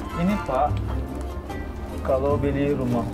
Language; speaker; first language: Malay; non-native, fluent; Turkish